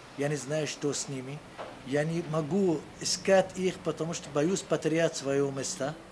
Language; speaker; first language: Russian; non-native, fluent; Arabic